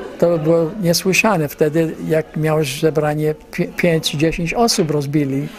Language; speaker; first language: Polish; early bilingual, heritage; Polish